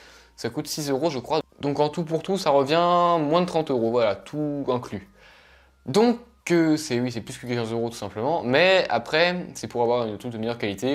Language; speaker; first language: French; native; French